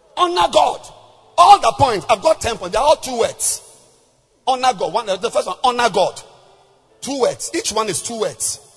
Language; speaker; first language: English; non-native, local second language; Akan